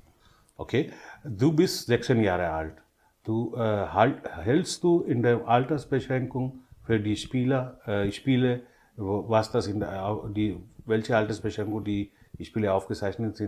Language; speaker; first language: German; non-native, learner; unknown